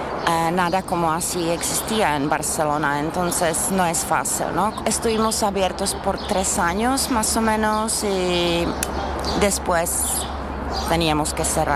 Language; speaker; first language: Spanish; non-native, learner; Czech